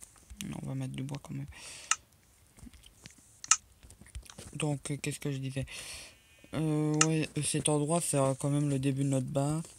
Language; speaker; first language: French; native; French